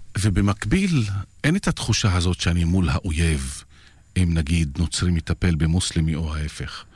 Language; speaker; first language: Hebrew; non-native, local second language; Arabic